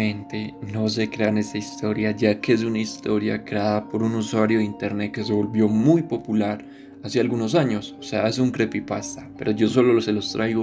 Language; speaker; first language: Spanish; native; Spanish